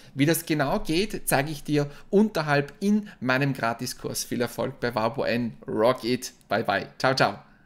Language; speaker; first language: German; native; German